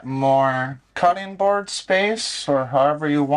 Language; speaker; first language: English; native; English